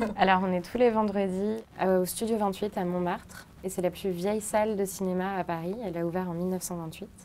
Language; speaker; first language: French; native; French